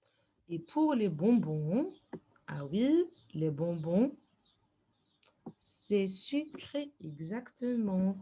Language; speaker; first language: French; non-native, fluent; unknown